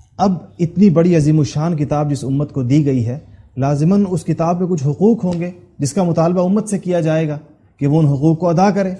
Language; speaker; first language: Urdu; non-native, local second language; Pashto